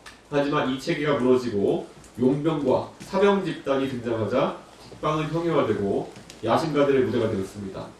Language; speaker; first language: Korean; native; Korean